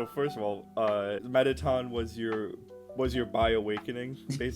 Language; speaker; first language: English; native; English